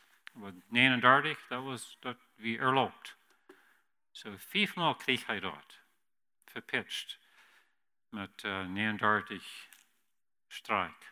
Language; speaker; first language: German; non-native, learner; Plautdietsch